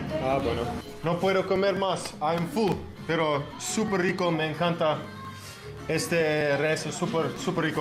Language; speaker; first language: Spanish; non-native, learner; English